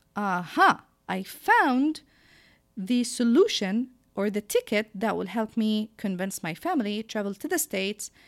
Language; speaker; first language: English; non-native, fluent; Arabic